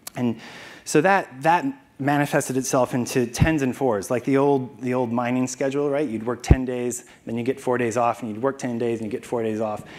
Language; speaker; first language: English; native; English